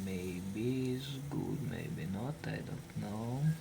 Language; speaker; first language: English; non-native, learner; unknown